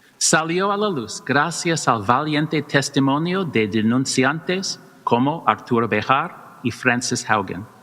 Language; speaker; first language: Spanish; non-native, learner; English